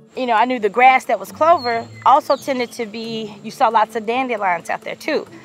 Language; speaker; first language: English; native; English